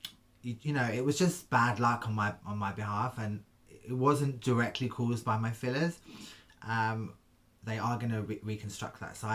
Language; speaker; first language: English; native; English